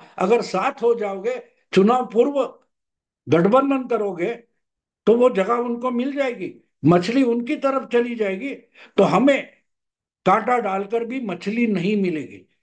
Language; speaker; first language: Hindi; non-native, local second language; Marathi